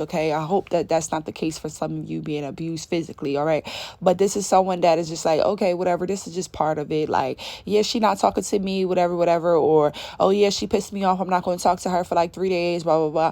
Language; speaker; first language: English; native; English